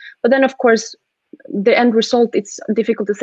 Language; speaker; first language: English; non-native, fluent; Swedish